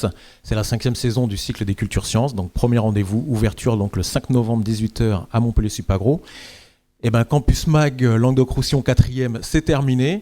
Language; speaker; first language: French; native; French